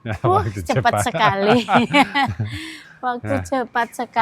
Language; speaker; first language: Indonesian; native; Indonesian